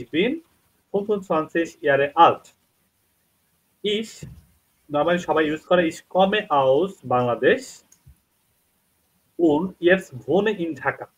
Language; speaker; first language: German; non-native, fluent; Bangla